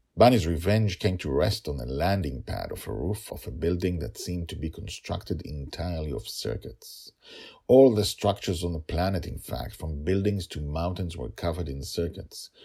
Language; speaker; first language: English; non-native, fluent; Hebrew